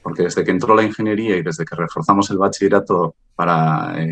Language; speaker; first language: Spanish; non-native, local second language; Basque